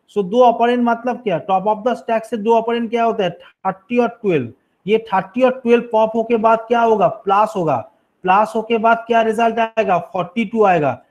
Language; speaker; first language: Hindi; non-native, local second language; Bangla